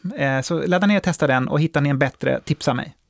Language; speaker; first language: Swedish; native; Swedish